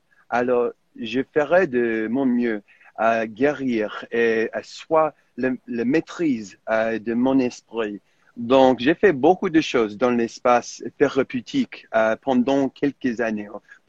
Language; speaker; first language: French; non-native, fluent; English